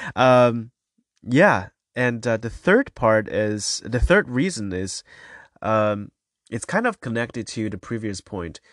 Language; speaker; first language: English; non-native, fluent; Chinese